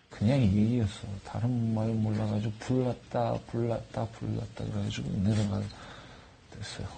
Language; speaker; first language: Korean; non-native, learner; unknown